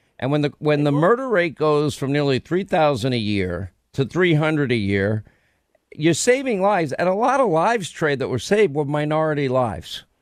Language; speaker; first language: English; native; English